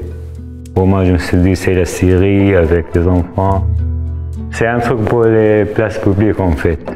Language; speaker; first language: French; non-native, fluent; Arabic